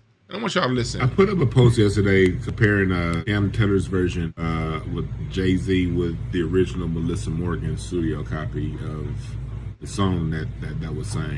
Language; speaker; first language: English; native; English